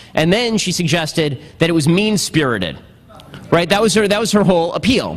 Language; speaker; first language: English; native; English